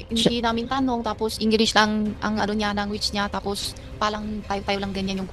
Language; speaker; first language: Filipino; non-native, learner; Chinese